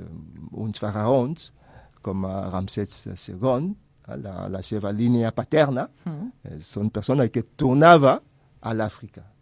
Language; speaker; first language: Catalan; non-native, fluent; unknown